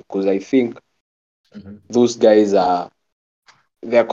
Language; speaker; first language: English; non-native, local second language; Kikuyu